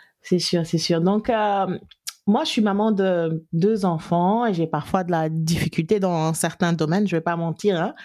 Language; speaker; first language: French; non-native, local second language; Wolof